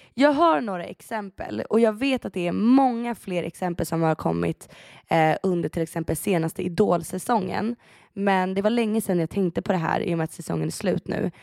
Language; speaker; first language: Swedish; early bilingual, other home language; Persian